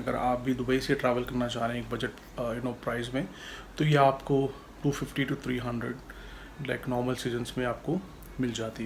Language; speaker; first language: Hindi; native; Hindi